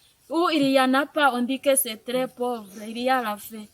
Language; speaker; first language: French; non-native, local second language; Kinyarwanda